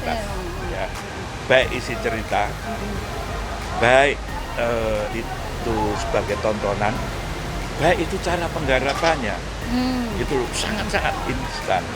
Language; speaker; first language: Indonesian; native; Indonesian